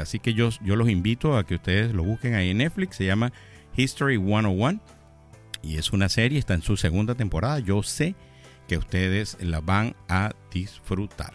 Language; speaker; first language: Spanish; native; Spanish